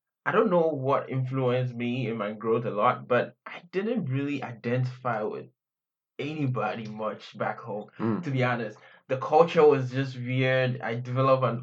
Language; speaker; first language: English; non-native, local second language; Akan